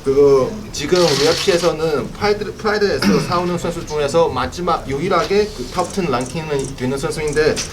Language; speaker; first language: Korean; non-native, learner; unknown